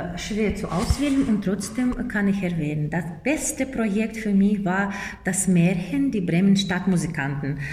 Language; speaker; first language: German; non-native, fluent; Russian